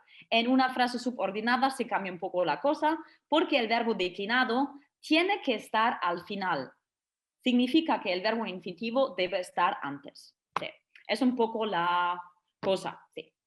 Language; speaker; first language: Spanish; non-native, fluent; German